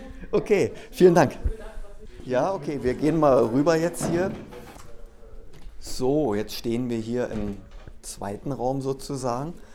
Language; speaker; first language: German; native; German